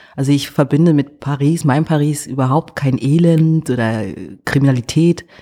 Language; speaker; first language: German; early bilingual, other home language; French